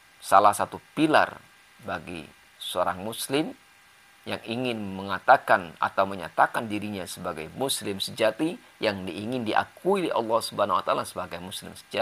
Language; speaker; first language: Indonesian; native; Indonesian